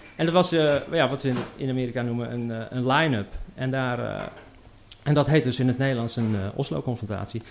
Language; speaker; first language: Dutch; native; Dutch